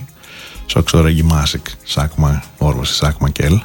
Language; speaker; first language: Hungarian; non-native, fluent; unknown